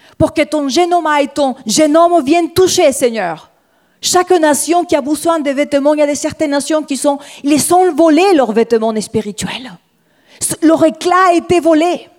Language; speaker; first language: French; non-native, fluent; Spanish